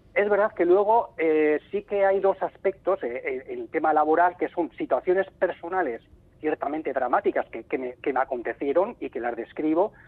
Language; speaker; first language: Spanish; native; Spanish